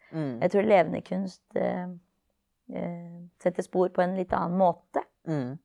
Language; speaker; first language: Norwegian; early bilingual, other home language; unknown